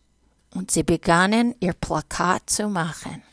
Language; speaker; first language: German; non-native, fluent; English